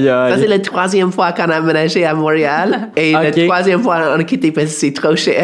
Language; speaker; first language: French; non-native, fluent; English